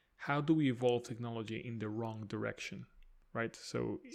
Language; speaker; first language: English; non-native, fluent; Spanish